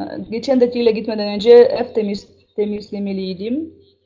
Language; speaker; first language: Turkish; non-native, learner; Russian